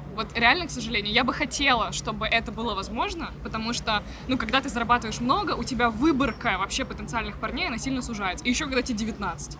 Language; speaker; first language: Russian; native; Russian